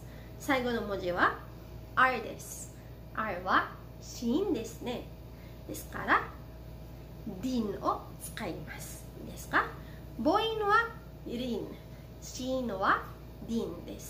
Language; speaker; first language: Japanese; non-native, fluent; Filipino